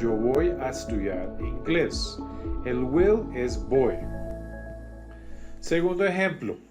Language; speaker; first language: Spanish; non-native, fluent; English